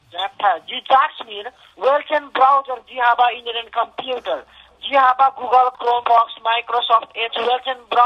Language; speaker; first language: German; non-native, learner; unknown